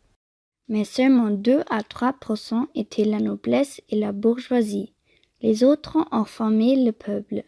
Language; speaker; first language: French; non-native, learner; German